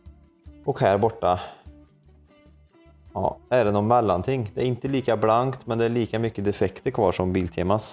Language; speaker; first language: Swedish; native; Swedish